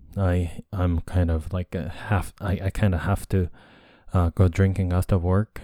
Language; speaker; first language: English; non-native, fluent; Japanese